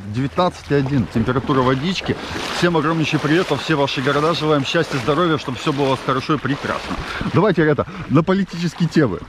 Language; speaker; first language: Russian; native; Russian